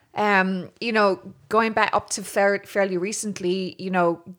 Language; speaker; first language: English; native; English